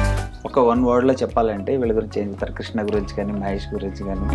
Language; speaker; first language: Telugu; native; Telugu